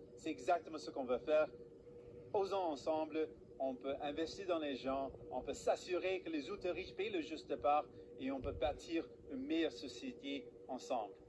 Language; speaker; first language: French; non-native, fluent; English